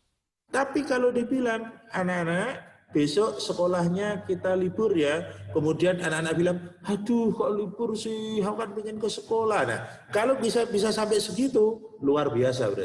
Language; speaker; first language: Indonesian; non-native, local second language; Javanese